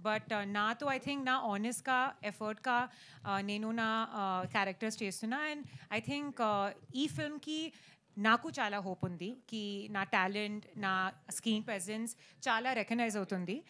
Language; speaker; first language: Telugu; non-native, learner; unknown